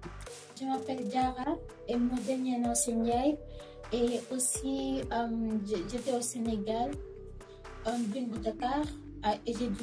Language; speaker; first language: French; non-native, learner; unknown